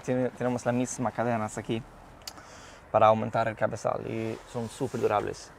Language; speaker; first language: Spanish; non-native, fluent; Swedish